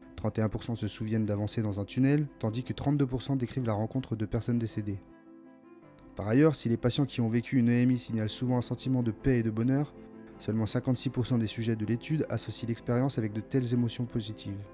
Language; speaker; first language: French; native; French